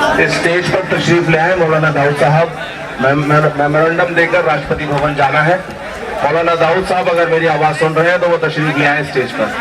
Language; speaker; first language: Urdu; native; Urdu